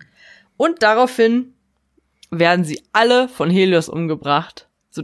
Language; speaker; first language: German; native; German